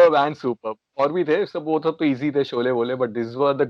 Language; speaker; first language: Hindi; native; Hindi